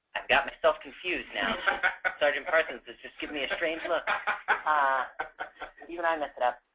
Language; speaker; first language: English; native; English